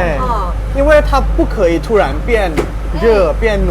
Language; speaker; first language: Chinese; non-native, fluent; Thai